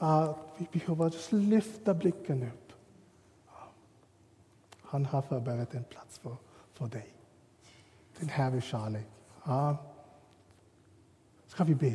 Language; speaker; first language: Swedish; non-native, fluent; English